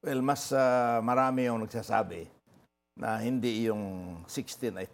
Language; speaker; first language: Filipino; non-native, local second language; Cebuano